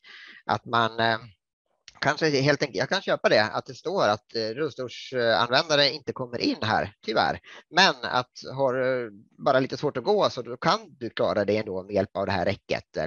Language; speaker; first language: Swedish; native; Swedish